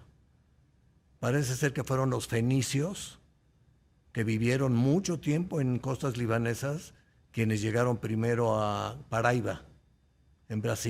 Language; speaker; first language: Spanish; native; Spanish